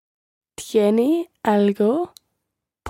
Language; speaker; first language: Spanish; non-native, learner; English